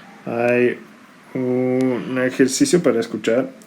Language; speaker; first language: Spanish; non-native, fluent; English